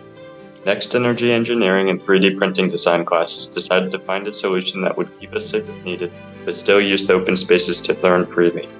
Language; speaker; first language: English; native; English